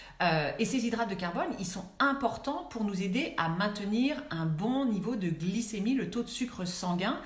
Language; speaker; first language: French; native; French